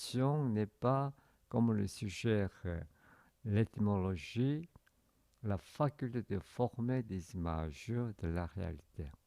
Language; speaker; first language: French; non-native, fluent; Korean